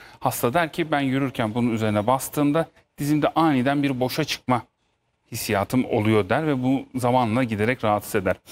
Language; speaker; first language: Turkish; native; Turkish